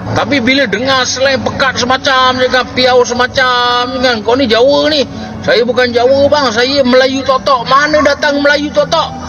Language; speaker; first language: Malay; native; Malay